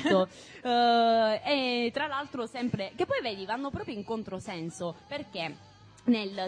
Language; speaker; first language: Italian; native; Italian